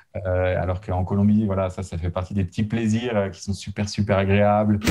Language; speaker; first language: French; native; French